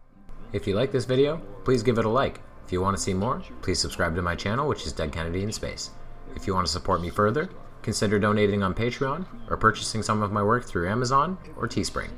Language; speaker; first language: English; native; English